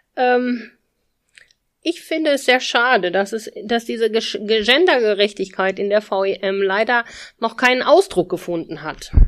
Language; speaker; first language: German; native; German